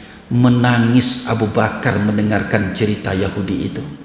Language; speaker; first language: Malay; non-native, local second language; Minangkabau